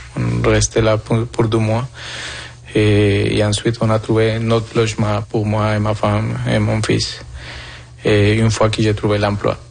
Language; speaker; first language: French; non-native, fluent; Spanish